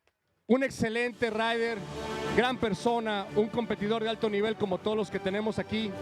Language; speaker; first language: Spanish; native; Spanish